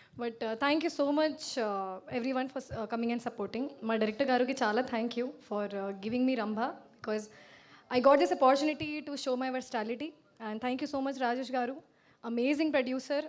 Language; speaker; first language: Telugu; non-native, learner; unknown